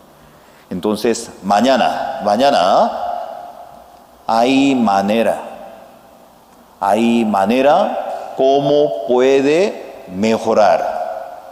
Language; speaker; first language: Spanish; non-native, fluent; Korean